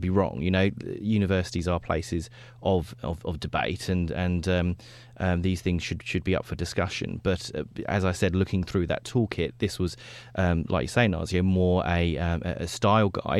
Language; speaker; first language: English; native; English